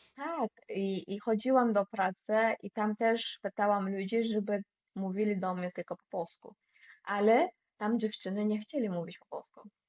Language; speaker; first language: Polish; non-native, fluent; Uzbek